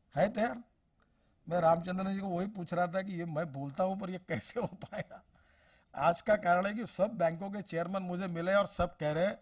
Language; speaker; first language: Hindi; non-native, local second language; Marathi